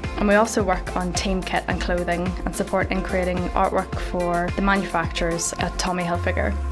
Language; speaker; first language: English; native; English